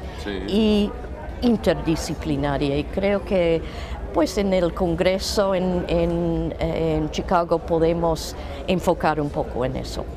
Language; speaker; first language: Spanish; non-native, fluent; English